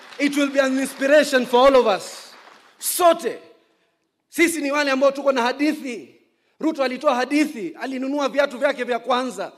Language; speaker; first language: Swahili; native; Swahili